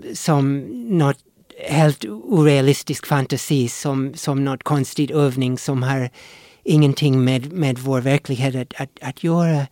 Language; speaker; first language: Swedish; non-native, fluent; English